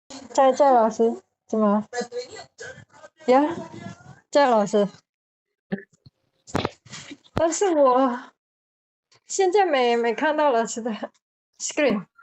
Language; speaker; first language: Chinese; non-native, learner; Indonesian